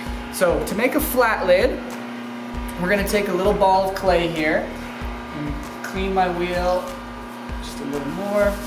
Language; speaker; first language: English; native; English